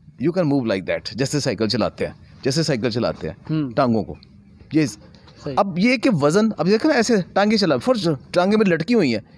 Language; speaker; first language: Urdu; non-native, local second language; Punjabi